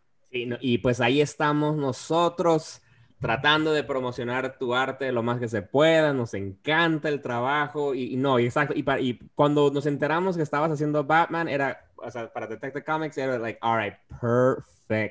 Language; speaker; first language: Spanish; early bilingual, heritage; Spanish